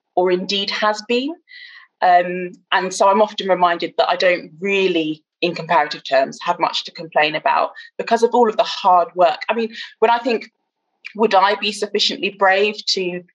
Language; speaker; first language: English; native; English